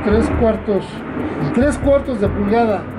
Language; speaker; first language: Spanish; native; Spanish